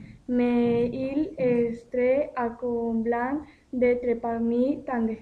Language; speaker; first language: French; non-native, learner; Spanish